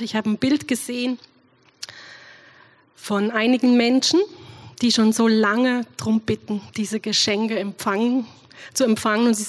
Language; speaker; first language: German; native; German